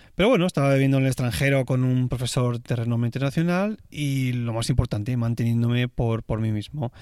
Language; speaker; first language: Spanish; native; Spanish